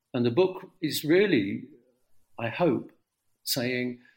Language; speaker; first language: English; native; English